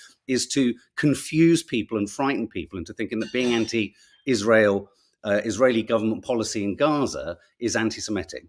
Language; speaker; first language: English; native; English